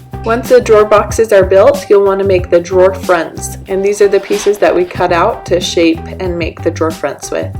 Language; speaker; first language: English; native; English